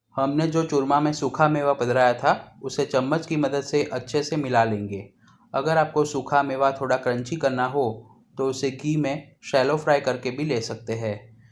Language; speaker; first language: Hindi; non-native, local second language; Gujarati